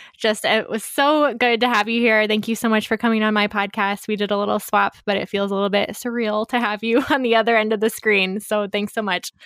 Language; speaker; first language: English; native; English